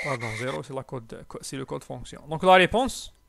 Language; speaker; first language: French; non-native, local second language; Arabic